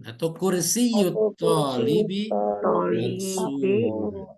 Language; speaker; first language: Arabic; non-native, fluent; Indonesian